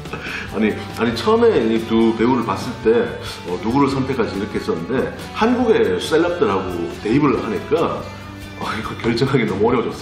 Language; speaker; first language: Korean; native; Korean